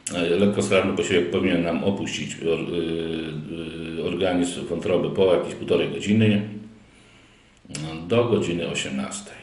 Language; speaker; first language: Polish; native; Polish